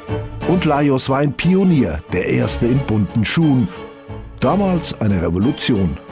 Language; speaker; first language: German; native; German